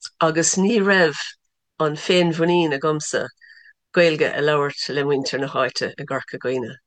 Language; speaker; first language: Irish; non-native, local second language; English